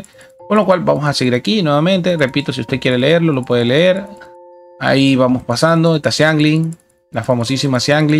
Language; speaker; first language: Spanish; native; Spanish